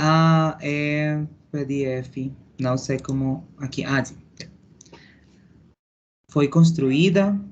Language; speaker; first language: Portuguese; non-native, learner; Spanish